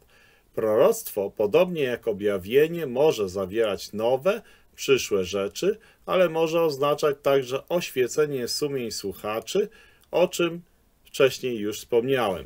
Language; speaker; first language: Polish; native; Polish